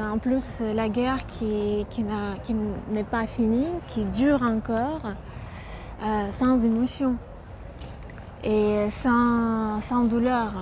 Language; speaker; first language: French; non-native, fluent; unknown